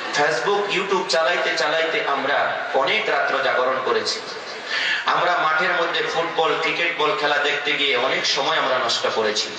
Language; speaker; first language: Bangla; non-native, local second language; Assamese